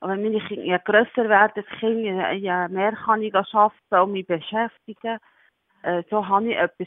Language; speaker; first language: German; non-native, learner; Arabic